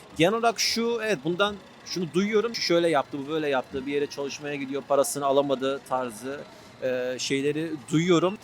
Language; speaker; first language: Turkish; native; Turkish